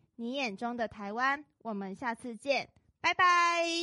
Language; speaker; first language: Chinese; native; Chinese